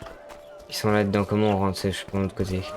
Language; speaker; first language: French; native; French